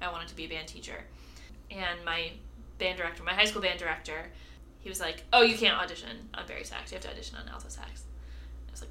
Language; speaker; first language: English; native; English